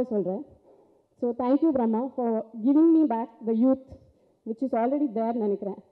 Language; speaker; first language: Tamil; non-native, fluent; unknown